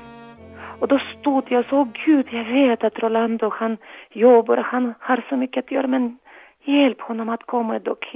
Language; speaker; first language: Swedish; non-native, fluent; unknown